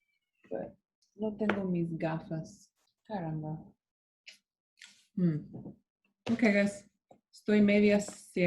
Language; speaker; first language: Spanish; non-native, fluent; English